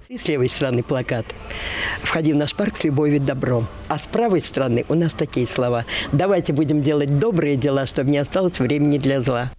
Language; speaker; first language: Russian; native; Russian